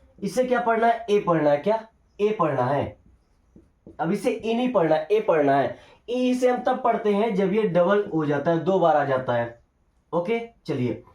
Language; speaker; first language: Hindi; native; Hindi